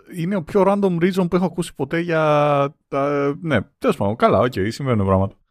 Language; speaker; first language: Greek; native; Greek